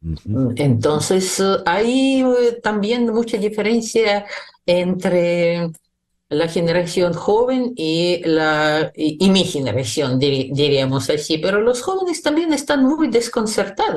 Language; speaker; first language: Spanish; non-native, fluent; Russian